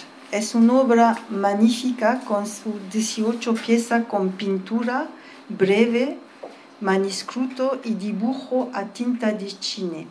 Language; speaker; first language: Spanish; early bilingual, heritage; French